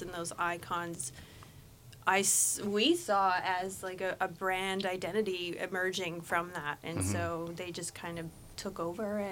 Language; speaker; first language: English; native; English